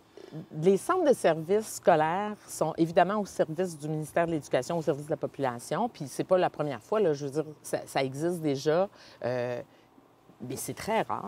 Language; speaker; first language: French; native; French